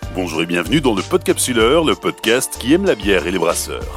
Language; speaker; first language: French; native; French